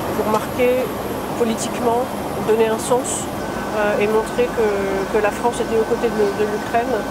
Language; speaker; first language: French; native; French